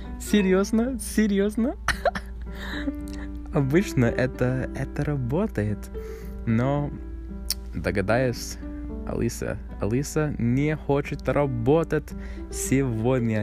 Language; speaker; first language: Russian; non-native, learner; English